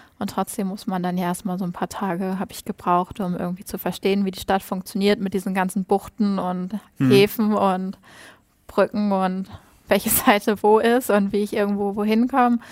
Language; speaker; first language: German; native; German